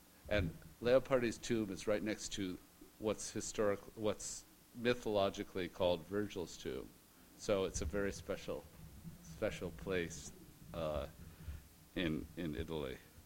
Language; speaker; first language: English; native; English